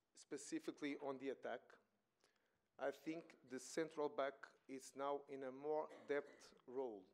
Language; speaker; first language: English; non-native, fluent; Portuguese